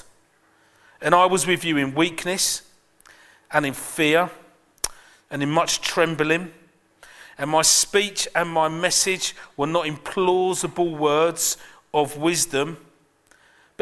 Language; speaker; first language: English; native; English